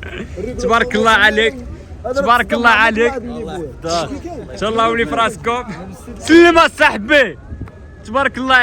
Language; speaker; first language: Arabic; native; Arabic